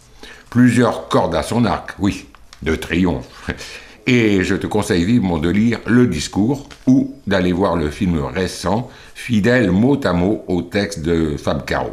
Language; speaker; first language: French; native; French